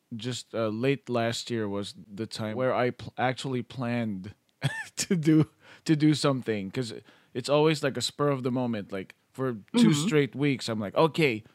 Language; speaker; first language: English; non-native, local second language; Filipino